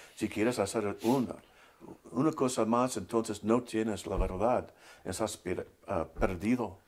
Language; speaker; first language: Spanish; non-native, learner; English